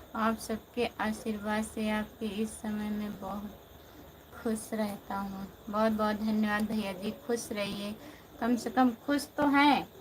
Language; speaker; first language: Hindi; native; Hindi